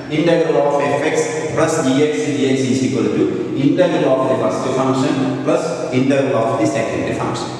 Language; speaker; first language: English; non-native, local second language; Malayalam